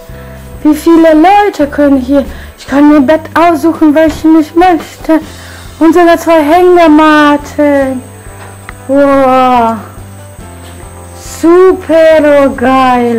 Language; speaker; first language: German; non-native, fluent; Polish